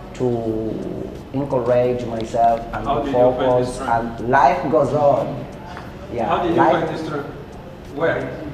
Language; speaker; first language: English; non-native, fluent; Portuguese